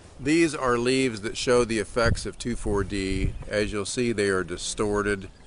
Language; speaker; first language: English; native; English